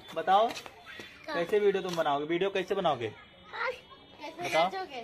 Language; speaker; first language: Hindi; native; Hindi